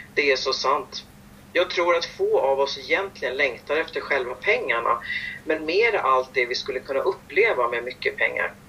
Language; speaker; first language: Swedish; native; Swedish